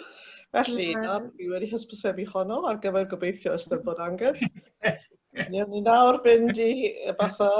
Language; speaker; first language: Welsh; native; Welsh